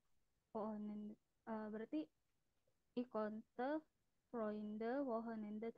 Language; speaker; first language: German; non-native, learner; Indonesian